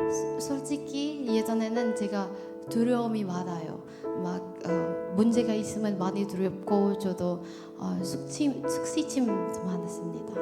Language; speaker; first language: Korean; non-native, learner; Indonesian